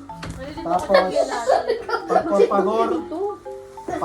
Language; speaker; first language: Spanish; non-native, learner; Filipino